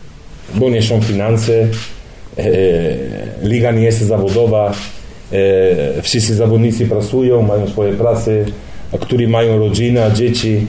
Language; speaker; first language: Polish; non-native, learner; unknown